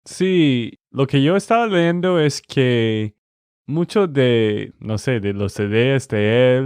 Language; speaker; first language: Spanish; non-native, fluent; English